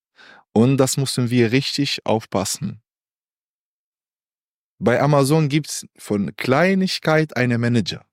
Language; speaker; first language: German; non-native, learner; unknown